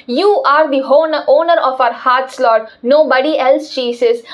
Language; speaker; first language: English; non-native, local second language; Tamil